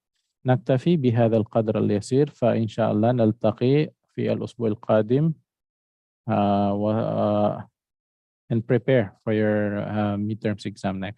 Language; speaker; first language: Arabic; non-native, fluent; Filipino